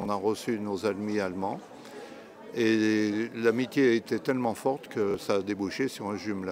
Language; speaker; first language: French; native; French